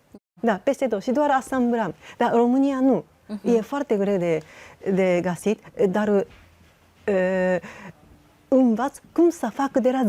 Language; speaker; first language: Romanian; non-native, learner; Japanese